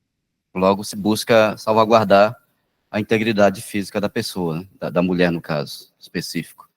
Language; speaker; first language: Portuguese; native; Portuguese